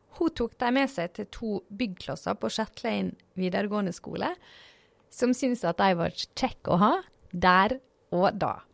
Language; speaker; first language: Norwegian; native; Norwegian